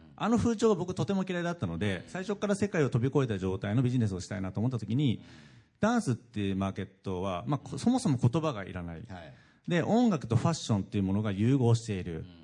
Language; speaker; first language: Japanese; native; Japanese